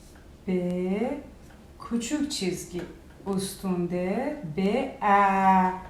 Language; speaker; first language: Turkish; non-native, fluent; Persian